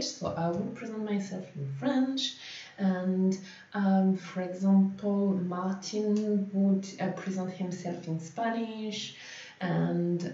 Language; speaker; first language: English; non-native, fluent; French